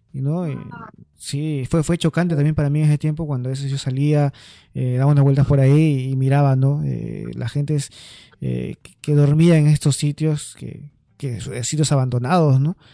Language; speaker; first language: Spanish; native; Spanish